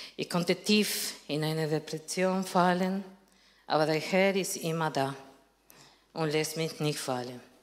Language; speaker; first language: German; non-native, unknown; Spanish